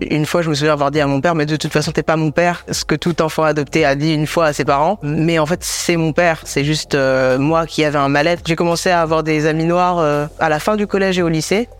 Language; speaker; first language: French; native; French